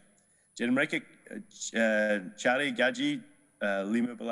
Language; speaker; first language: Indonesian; non-native, fluent; English